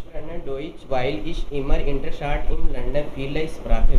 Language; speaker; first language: German; non-native, learner; Hindi